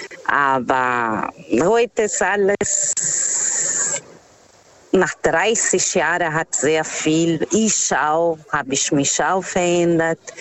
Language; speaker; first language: German; non-native, learner; Portuguese